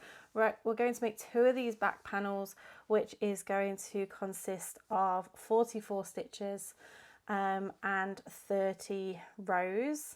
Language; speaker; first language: English; native; English